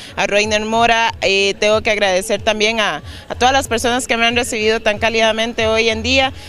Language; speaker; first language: Spanish; native; Spanish